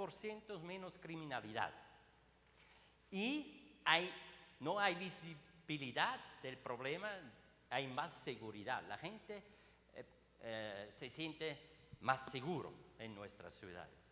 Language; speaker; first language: Spanish; non-native, learner; Swiss German